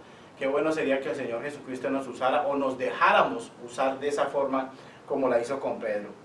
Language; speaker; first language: Spanish; native; Spanish